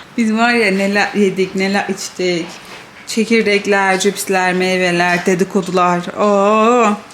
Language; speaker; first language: Turkish; native; Turkish